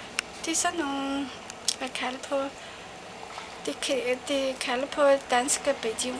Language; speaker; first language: Danish; non-native, learner; Chinese